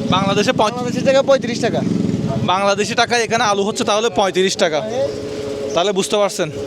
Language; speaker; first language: Bangla; native; Bangla